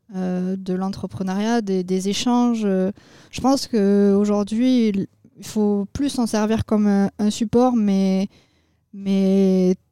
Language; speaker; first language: French; native; French